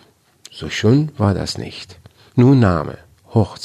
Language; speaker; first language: German; non-native, fluent; Persian